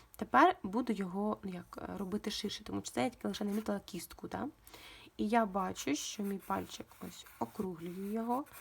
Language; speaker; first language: Ukrainian; non-native, local second language; Russian